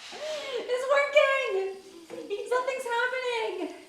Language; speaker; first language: English; native; English